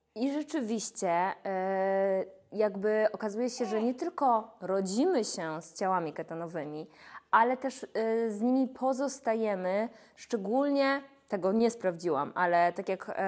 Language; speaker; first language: Polish; native; Polish